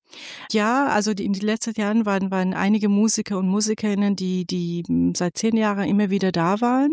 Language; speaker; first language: German; non-native, fluent; Persian